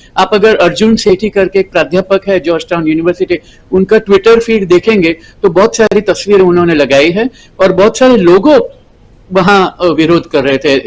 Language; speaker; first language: Hindi; non-native, local second language; Gujarati